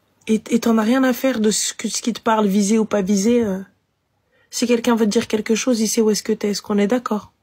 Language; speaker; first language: French; native; French